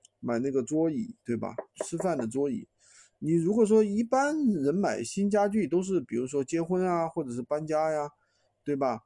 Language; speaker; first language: Chinese; native; Chinese